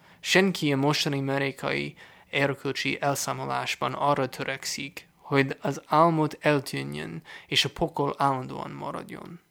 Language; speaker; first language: Hungarian; non-native, fluent; English